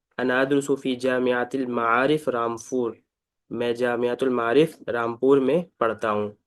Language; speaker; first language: Urdu; native; Urdu